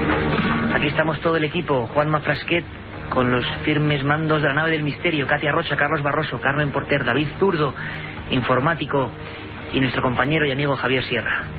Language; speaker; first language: Spanish; native; Spanish